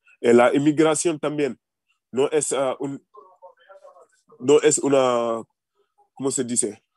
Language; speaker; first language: Spanish; non-native, learner; Wolof